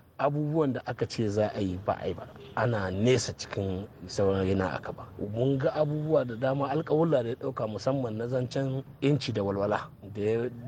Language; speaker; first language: Hausa; native; Hausa